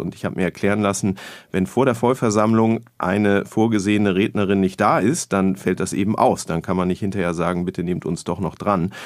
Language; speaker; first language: German; native; German